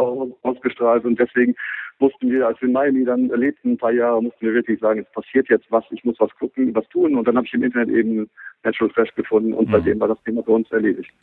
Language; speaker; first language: German; native; German